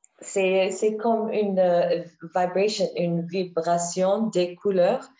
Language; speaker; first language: French; non-native, learner; Arabic